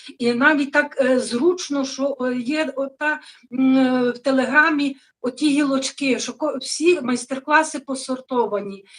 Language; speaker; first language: Ukrainian; native; Ukrainian